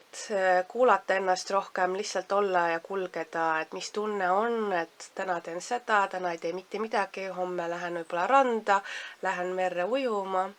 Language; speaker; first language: Estonian; native; Estonian